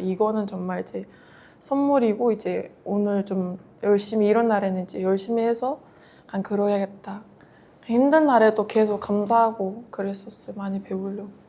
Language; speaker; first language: Korean; non-native, fluent; Mongolian